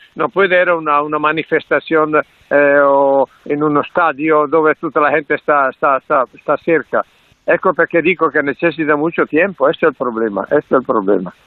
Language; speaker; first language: Spanish; non-native, learner; Italian